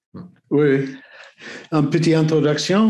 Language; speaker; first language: French; non-native, learner; English